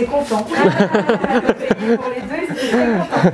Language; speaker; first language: French; native; French